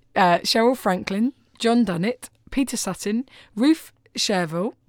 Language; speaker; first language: English; native; English